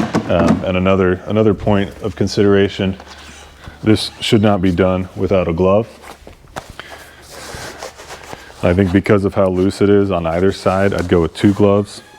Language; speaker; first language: English; native; English